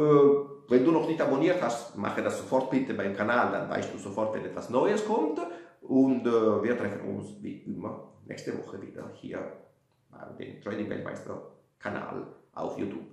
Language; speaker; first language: German; non-native, fluent; Italian